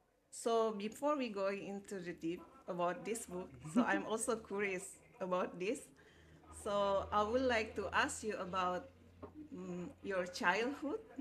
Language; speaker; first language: English; non-native, fluent; Indonesian